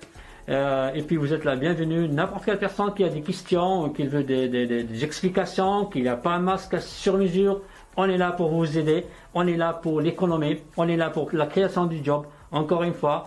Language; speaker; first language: French; non-native, local second language; Arabic